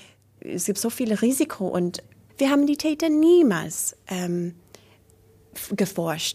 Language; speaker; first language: German; non-native, learner; English